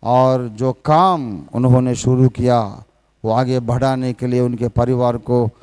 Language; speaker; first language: Hindi; non-native, local second language; Telugu